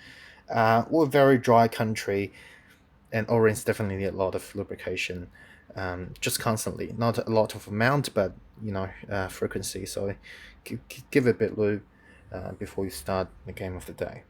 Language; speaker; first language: English; non-native, fluent; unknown